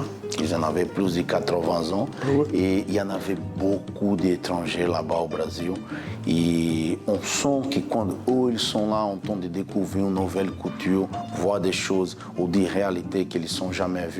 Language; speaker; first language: French; non-native, fluent; Portuguese